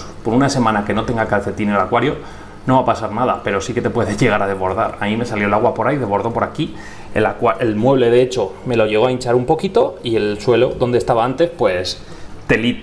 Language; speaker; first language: Spanish; native; Spanish